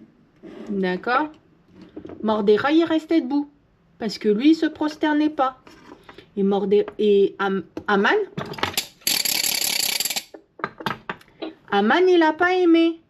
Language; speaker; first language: French; native; French